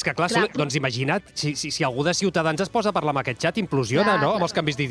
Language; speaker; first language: Catalan; native; Catalan